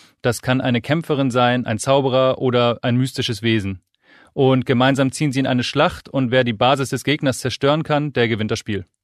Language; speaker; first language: German; native; German